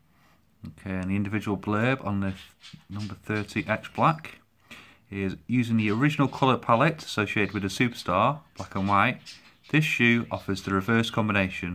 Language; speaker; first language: English; native; English